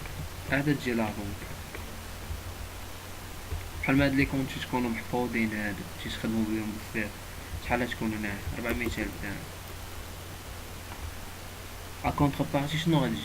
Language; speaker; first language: Arabic; native; Arabic